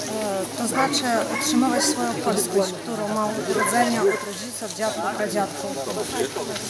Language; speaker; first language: Polish; early bilingual, heritage; Polish